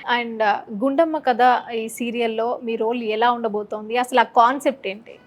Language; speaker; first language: Telugu; native; Telugu